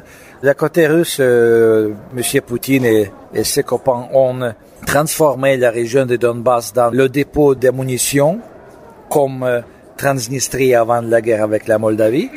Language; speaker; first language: French; non-native, fluent; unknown